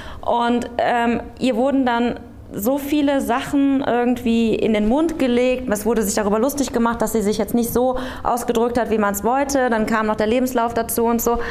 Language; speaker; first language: German; early bilingual, other home language; Korean